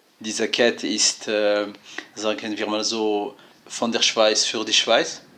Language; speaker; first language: German; non-native, fluent; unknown